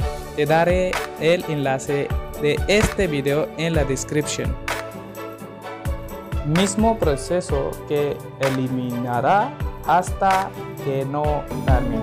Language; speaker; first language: Spanish; non-native, learner; Hindi